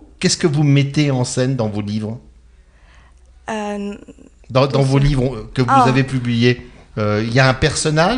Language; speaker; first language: French; native; French